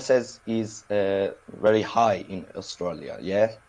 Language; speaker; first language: English; non-native, learner; Persian